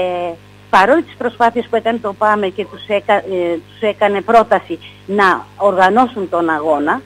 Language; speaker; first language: Greek; native; Greek